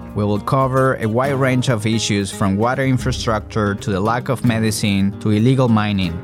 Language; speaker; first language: English; non-native, fluent; Spanish